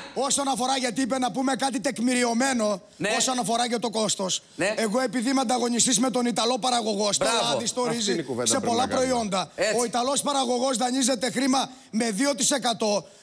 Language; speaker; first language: Greek; native; Greek